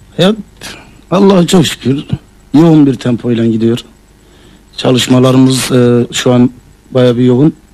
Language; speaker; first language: Turkish; early bilingual, heritage; Turkish